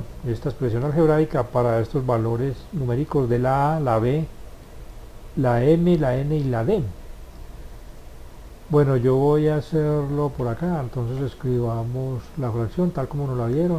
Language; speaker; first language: Spanish; native; Spanish